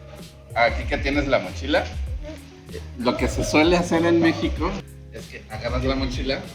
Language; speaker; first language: Spanish; native; Spanish